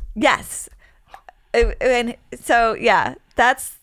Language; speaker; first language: English; native; English